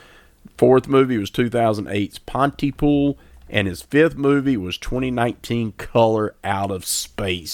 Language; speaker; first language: English; native; English